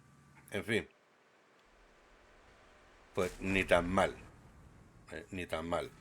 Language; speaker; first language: Spanish; native; Spanish